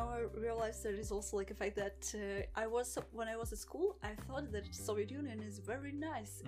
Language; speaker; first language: English; non-native, fluent; Russian